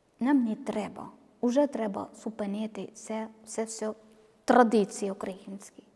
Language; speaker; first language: Ukrainian; non-native, learner; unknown